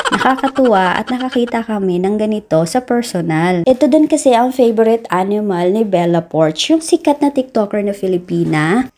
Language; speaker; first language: Filipino; native; Filipino